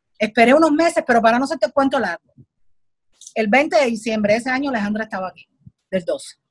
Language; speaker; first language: Spanish; native; Spanish